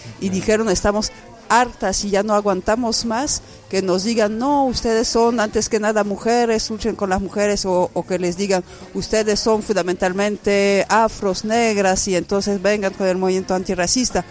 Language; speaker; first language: Spanish; non-native, fluent; French